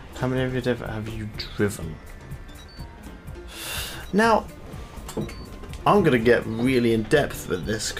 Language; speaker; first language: English; native; English